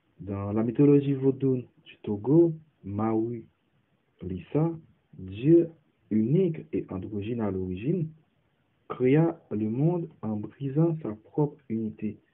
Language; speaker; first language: French; non-native, local second language; Haitian Creole